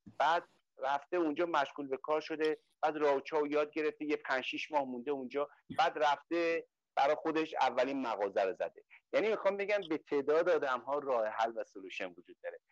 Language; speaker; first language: Persian; native; Persian